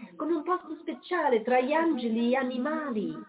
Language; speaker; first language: Italian; non-native, fluent; German